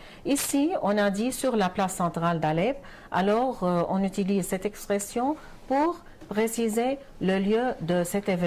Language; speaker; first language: French; non-native, fluent; Arabic